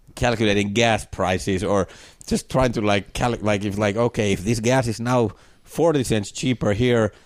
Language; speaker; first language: English; non-native, fluent; Finnish